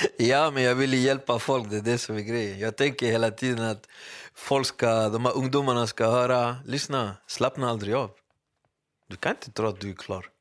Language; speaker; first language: Swedish; early bilingual, other home language; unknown